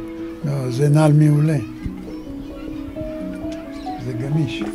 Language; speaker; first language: Hebrew; non-native, fluent; Russian